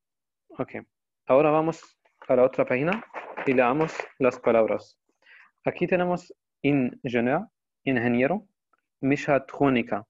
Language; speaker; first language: Spanish; non-native, fluent; Arabic